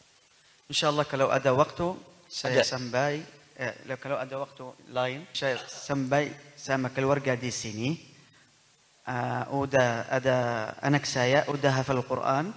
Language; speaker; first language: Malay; non-native, learner; Arabic